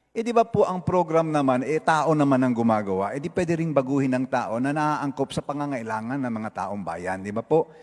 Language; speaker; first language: Filipino; non-native, local second language; Cebuano